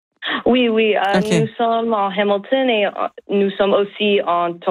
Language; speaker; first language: French; non-native, learner; English